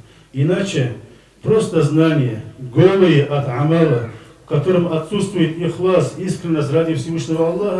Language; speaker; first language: Russian; non-native, local second language; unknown